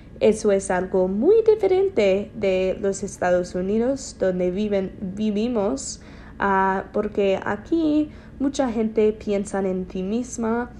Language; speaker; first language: Spanish; non-native, learner; English